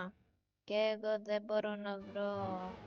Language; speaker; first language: Greek; early bilingual, heritage; Greek